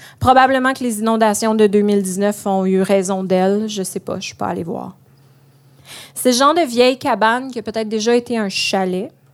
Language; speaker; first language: French; native; French